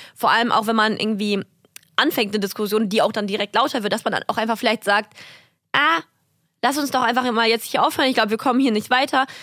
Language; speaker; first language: German; early bilingual, other home language; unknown